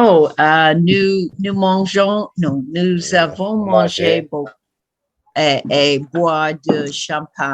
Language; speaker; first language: French; non-native, learner; English